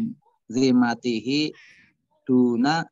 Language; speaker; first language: Arabic; non-native, learner; Indonesian